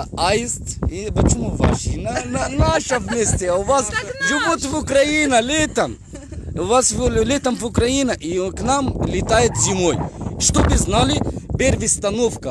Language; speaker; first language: Russian; non-native, learner; Arabic